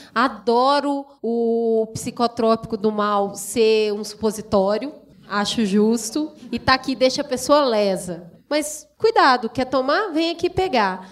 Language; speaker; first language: Portuguese; native; Portuguese